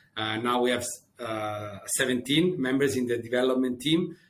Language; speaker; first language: English; non-native, fluent; Italian